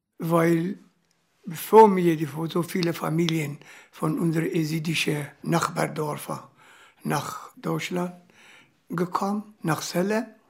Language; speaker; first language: German; non-native, learner; Kurdish